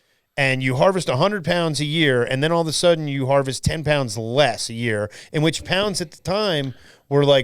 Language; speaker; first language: English; native; English